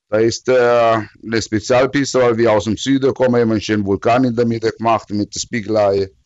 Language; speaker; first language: German; non-native, fluent; Italian